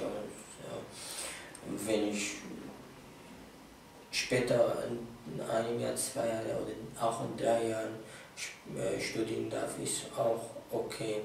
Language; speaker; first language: German; non-native, fluent; Arabic